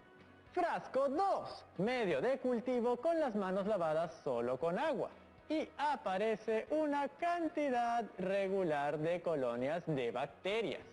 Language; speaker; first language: Spanish; native; Spanish